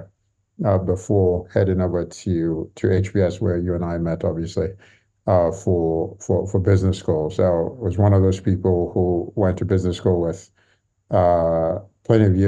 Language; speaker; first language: English; non-native, local second language; Yoruba